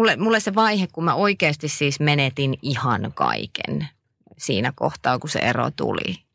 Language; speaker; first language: Finnish; native; Finnish